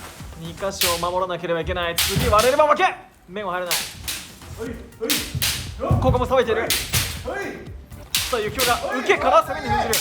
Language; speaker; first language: Japanese; native; Japanese